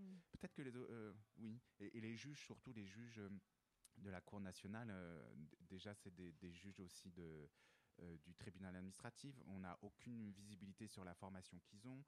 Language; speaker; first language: French; native; French